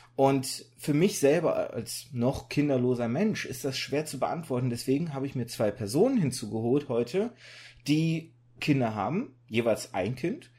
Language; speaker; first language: German; native; German